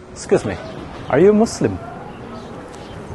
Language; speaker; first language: English; non-native, learner; Indonesian